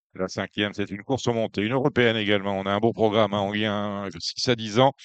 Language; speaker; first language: French; native; French